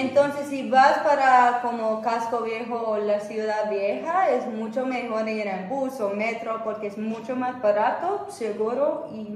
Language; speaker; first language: Spanish; non-native, fluent; English